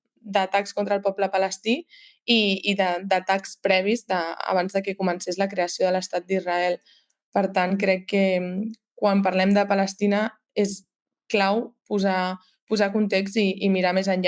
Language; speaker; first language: Catalan; native; Catalan